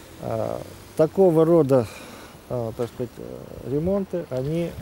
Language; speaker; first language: Russian; native; Russian